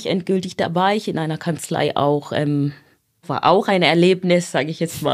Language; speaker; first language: German; non-native, fluent; Swahili